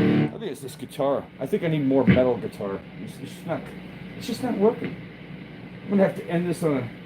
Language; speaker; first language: English; native; English